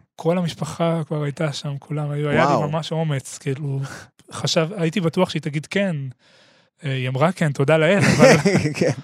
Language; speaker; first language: Hebrew; native; Hebrew